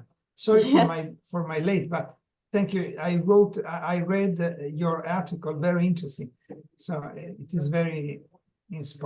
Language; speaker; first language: English; non-native, learner; Italian